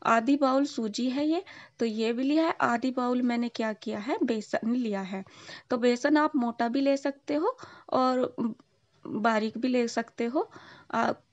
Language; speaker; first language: Hindi; native; Hindi